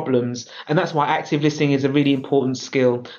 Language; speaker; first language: English; native; English